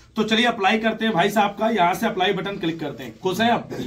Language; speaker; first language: Hindi; native; Hindi